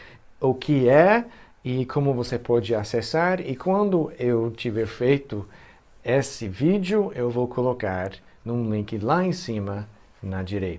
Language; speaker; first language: Portuguese; non-native, fluent; English